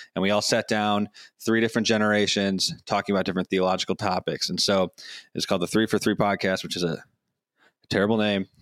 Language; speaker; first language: English; native; English